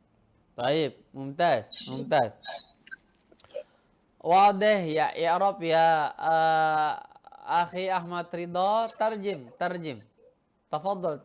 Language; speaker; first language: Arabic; non-native, fluent; Indonesian